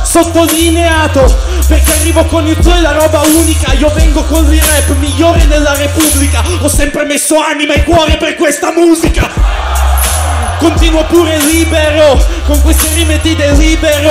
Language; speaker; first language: Italian; native; Italian